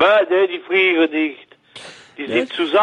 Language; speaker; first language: German; non-native, learner; French